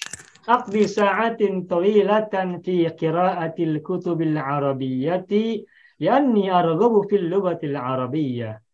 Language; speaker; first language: Arabic; non-native, fluent; Indonesian